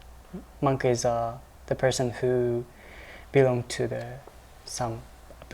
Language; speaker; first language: English; non-native, learner; Japanese